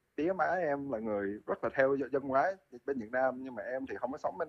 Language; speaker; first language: Vietnamese; early bilingual, heritage; Vietnamese